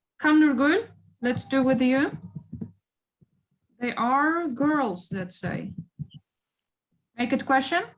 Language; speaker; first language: English; non-native, fluent; Kyrgyz